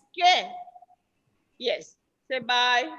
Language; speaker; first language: English; non-native, local second language; Malayalam